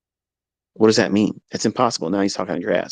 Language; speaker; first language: English; native; English